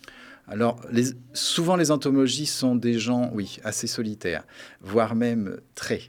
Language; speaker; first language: French; native; French